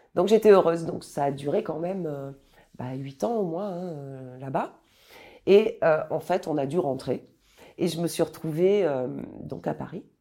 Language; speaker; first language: French; native; French